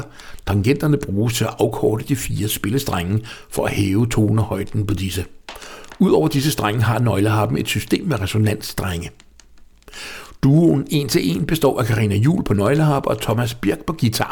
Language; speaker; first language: Danish; native; Danish